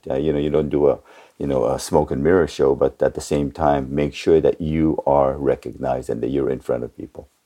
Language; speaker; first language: English; early bilingual, other home language; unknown